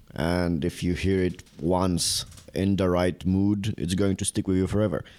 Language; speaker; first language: English; non-native, fluent; Romanian